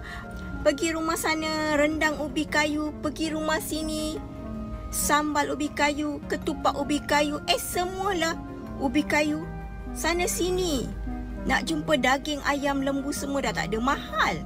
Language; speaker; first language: Malay; native; Malay